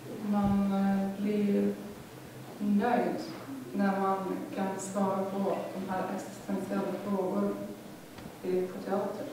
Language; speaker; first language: Swedish; non-native, fluent; Lithuanian